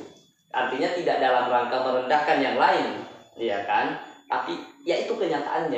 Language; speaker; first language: Indonesian; native; Indonesian